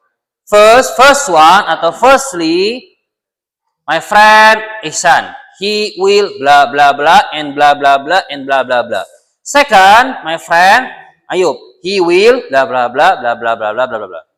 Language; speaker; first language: English; non-native, learner; Indonesian